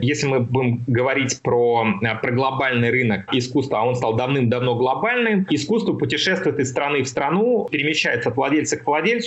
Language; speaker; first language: Russian; native; Russian